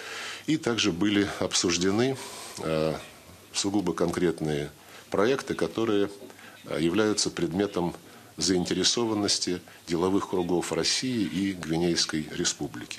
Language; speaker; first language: Russian; native; Russian